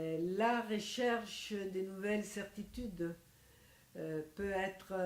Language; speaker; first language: French; non-native, fluent; Italian